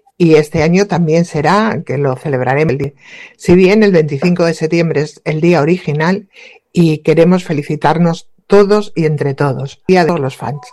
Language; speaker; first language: Spanish; native; Spanish